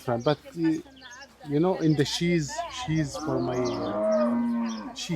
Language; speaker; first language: English; non-native, learner; Arabic